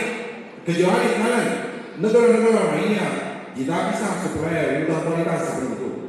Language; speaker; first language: Indonesian; non-native, learner; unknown